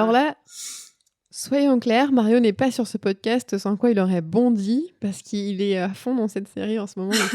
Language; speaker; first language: French; native; French